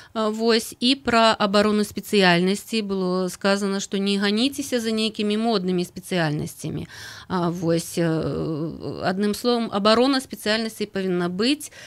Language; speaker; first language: Belarusian; native; Belarusian